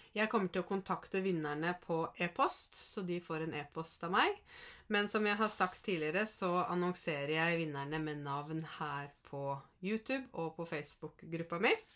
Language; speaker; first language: Norwegian; native; Norwegian